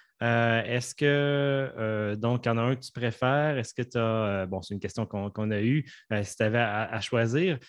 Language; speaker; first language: French; native; French